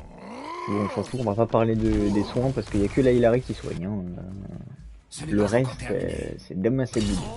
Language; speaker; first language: French; native; French